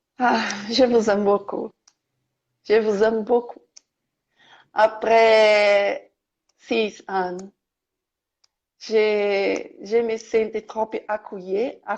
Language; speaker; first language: French; non-native, learner; Portuguese